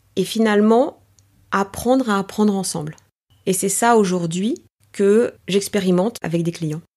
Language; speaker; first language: French; native; French